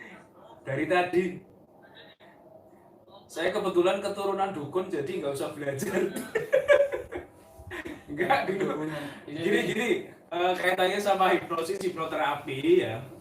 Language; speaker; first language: Indonesian; native; Indonesian